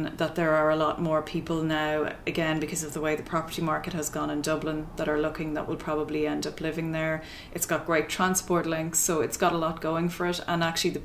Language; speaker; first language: English; native; English